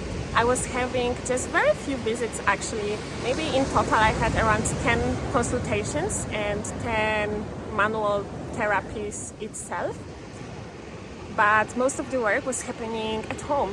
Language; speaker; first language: English; non-native, fluent; Polish